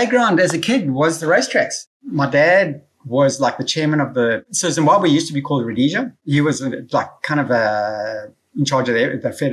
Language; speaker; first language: English; native; English